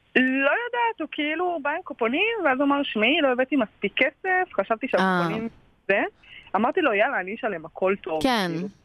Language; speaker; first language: Hebrew; native; Hebrew